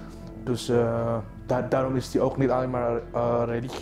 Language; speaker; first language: Dutch; non-native, fluent; Indonesian